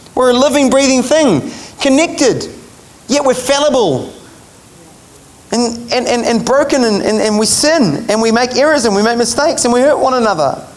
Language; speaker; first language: English; native; English